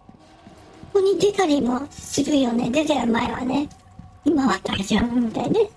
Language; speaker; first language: Japanese; native; Japanese